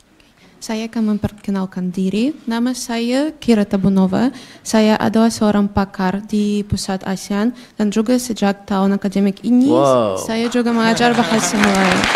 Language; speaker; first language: Indonesian; non-native, fluent; Russian